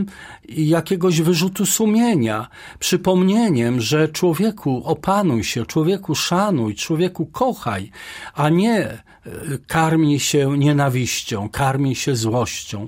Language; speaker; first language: Polish; native; Polish